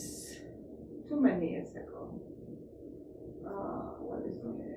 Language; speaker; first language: English; non-native, learner; Spanish